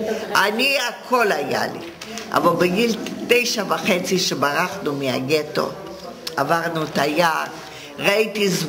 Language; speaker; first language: Hebrew; non-native, fluent; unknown